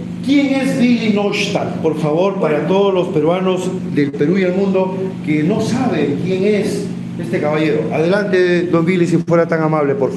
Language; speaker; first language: Spanish; native; Spanish